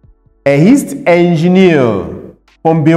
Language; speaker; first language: German; non-native, fluent; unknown